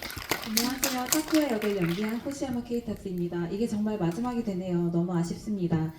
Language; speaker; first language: Korean; native; Korean